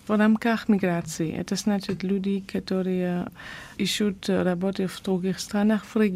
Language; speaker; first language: Russian; non-native, fluent; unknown